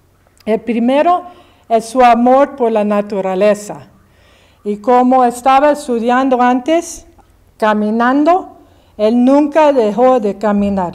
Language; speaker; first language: Spanish; early bilingual, heritage; English